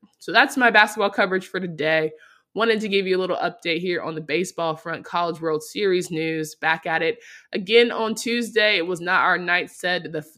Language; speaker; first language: English; native; English